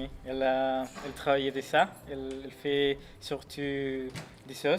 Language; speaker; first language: French; non-native, learner; Spanish